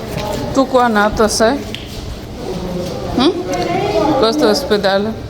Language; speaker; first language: Italian; non-native, learner; Bangla